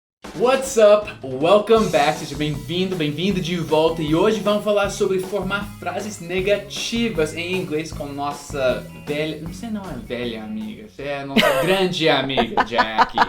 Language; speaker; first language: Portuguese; non-native, fluent; English